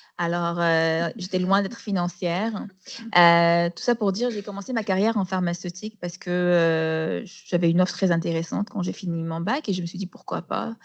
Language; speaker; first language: French; non-native, local second language; Arabic